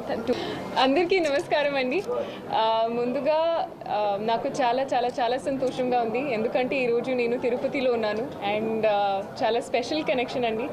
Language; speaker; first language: Telugu; non-native, local second language; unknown